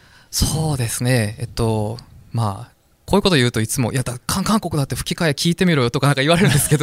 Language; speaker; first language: Japanese; non-native, fluent; Korean